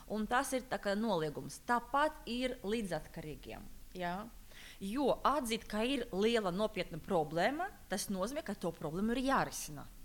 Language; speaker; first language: Latvian; non-native, local second language; Russian